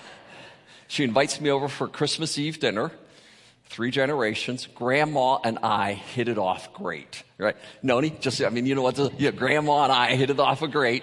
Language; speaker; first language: English; native; English